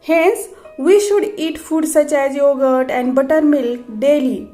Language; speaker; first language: English; non-native, local second language; Marathi